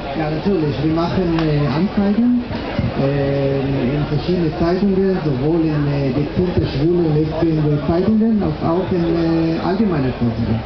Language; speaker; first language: German; non-native, fluent; Hebrew